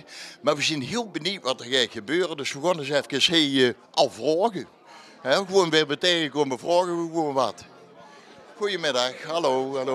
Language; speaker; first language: Dutch; native; Dutch